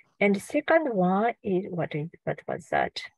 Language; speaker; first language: English; non-native, learner; Japanese